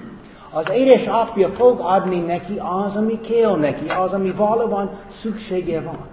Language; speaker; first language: Hungarian; non-native, fluent; English